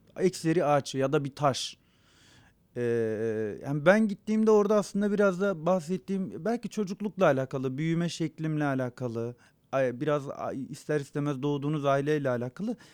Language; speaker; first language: Turkish; non-native, local second language; Zaza